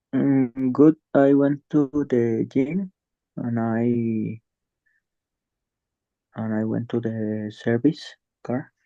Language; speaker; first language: English; non-native, learner; Spanish